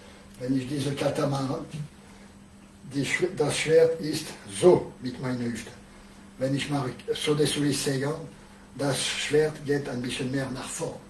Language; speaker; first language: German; non-native, learner; French